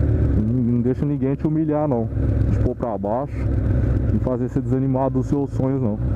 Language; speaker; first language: Portuguese; native; Portuguese